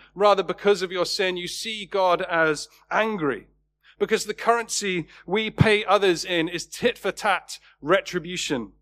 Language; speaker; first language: English; native; English